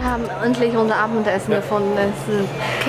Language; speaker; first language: German; non-native, fluent; Chinese